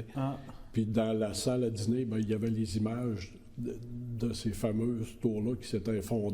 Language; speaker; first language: French; native; French